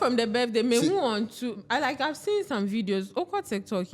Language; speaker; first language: English; non-native, local second language; Akan